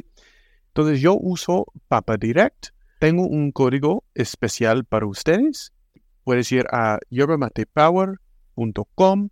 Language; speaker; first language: Spanish; non-native, fluent; English